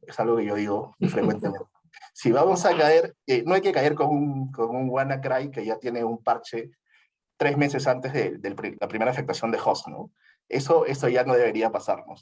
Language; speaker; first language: Spanish; native; Spanish